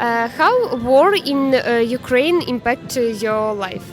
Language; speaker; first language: English; non-native, learner; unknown